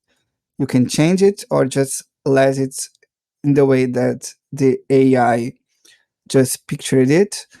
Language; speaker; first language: English; non-native, fluent; Portuguese